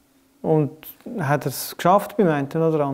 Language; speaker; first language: German; native; German